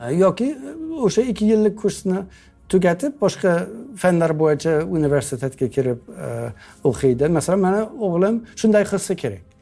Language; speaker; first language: Uzbek; non-native, fluent; English